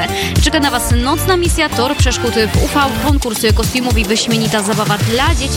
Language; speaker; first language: Polish; native; Polish